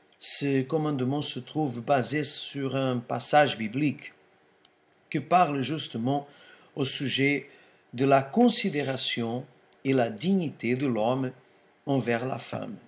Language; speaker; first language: French; non-native, fluent; Portuguese